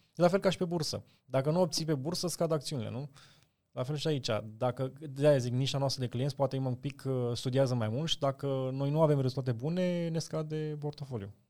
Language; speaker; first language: Romanian; native; Romanian